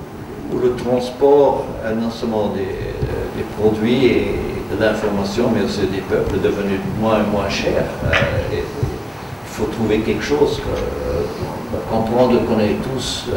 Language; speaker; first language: French; non-native, fluent; German